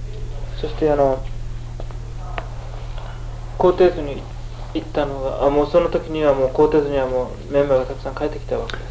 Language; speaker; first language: Japanese; early bilingual, heritage; Japanese